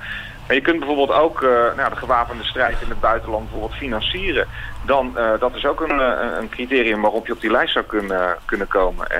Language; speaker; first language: Dutch; native; Dutch